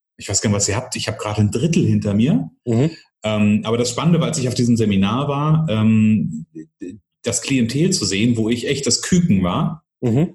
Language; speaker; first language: German; native; German